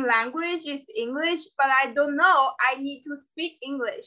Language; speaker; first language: English; non-native, fluent; Chinese